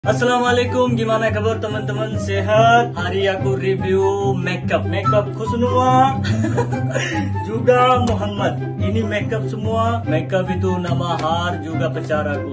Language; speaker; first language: Indonesian; non-native, learner; Hindi